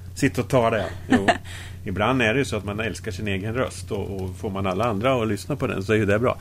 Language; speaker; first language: Swedish; native; Swedish